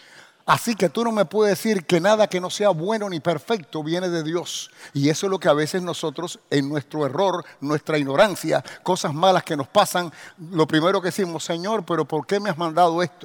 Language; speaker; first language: Spanish; native; Spanish